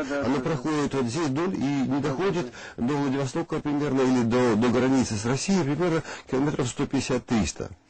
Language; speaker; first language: Russian; native; Russian